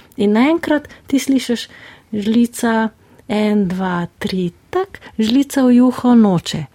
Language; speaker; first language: Slovenian; native; Slovenian